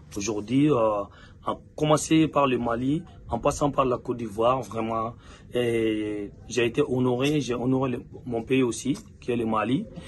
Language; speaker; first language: French; non-native, local second language; Bambara